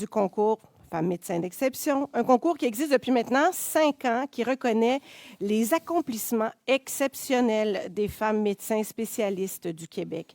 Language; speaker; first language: French; native; French